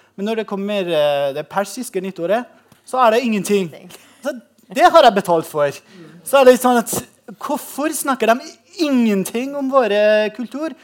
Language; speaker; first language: Norwegian; non-native, fluent; Persian